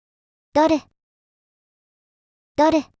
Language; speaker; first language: Japanese; native; Japanese